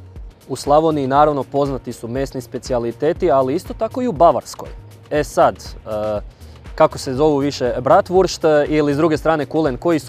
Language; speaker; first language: Croatian; native; Croatian